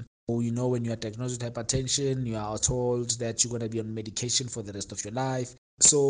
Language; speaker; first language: English; non-native, local second language; Xhosa